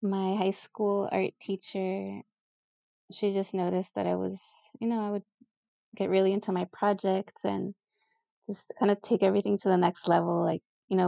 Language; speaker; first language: English; early bilingual, other home language; Spanish